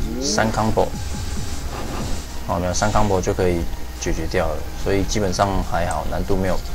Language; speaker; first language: Chinese; native; Chinese